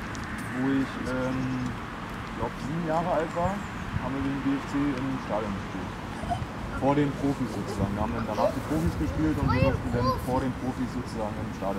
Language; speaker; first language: German; native; German